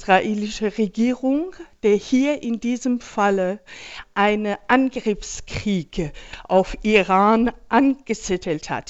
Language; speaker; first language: German; non-native, fluent; Persian